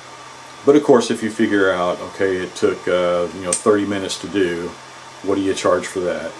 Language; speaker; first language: English; native; English